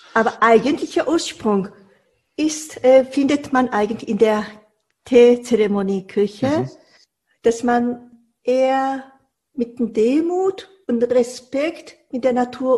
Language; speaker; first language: German; non-native, fluent; Japanese